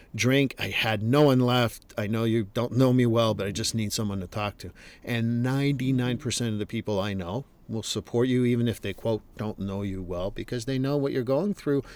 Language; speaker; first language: English; native; English